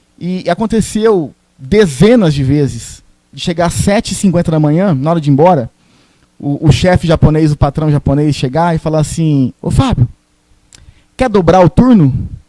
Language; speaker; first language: Portuguese; native; Portuguese